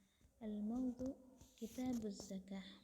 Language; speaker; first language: Arabic; non-native, fluent; Indonesian